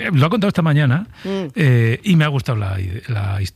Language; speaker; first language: Spanish; native; Spanish